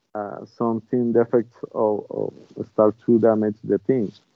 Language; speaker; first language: English; non-native, learner; Spanish